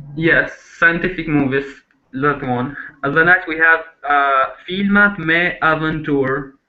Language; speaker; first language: English; non-native, fluent; Albanian